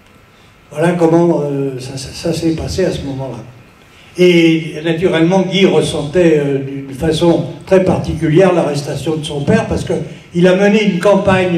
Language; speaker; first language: French; native; French